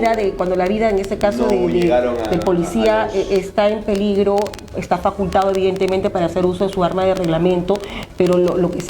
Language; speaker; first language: Spanish; native; Spanish